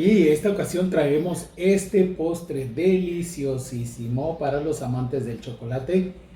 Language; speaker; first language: Spanish; native; Spanish